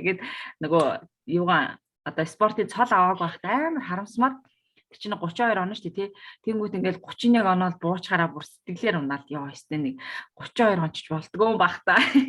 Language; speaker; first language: Mongolian; native; Mongolian